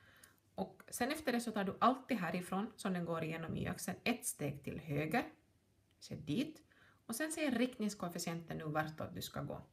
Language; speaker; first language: Swedish; native; Swedish